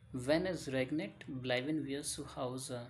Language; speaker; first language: German; non-native, learner; Hindi